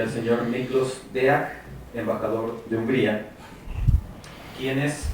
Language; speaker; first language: Spanish; native; Spanish